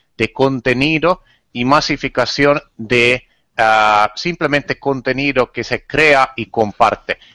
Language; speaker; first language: Spanish; non-native, fluent; Finnish